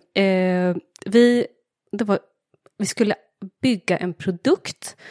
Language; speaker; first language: Swedish; native; Swedish